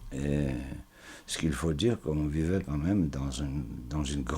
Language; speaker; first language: French; non-native, fluent; Georgian